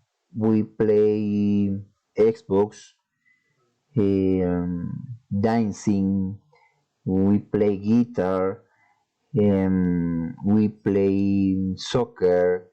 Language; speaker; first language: English; non-native, learner; Spanish